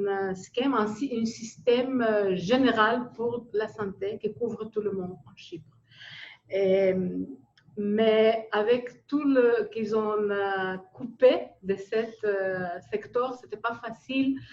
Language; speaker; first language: French; non-native, fluent; Greek